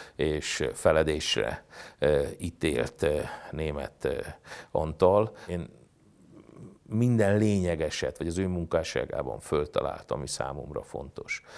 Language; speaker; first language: Hungarian; native; Hungarian